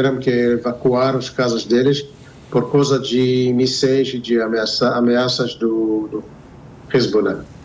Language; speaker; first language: Portuguese; non-native, fluent; Hebrew